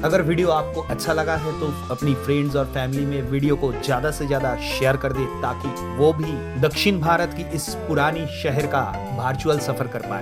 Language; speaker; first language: Hindi; non-native, local second language; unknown